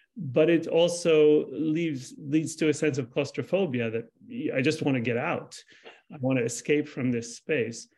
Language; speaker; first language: English; early bilingual, other home language; Arabic